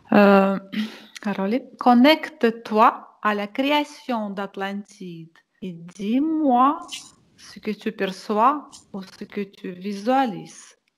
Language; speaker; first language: French; non-native, fluent; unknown